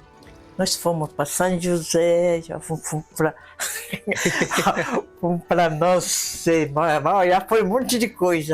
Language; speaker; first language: Portuguese; non-native, fluent; Japanese